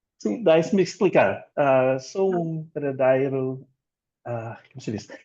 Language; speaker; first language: Portuguese; non-native, fluent; Indonesian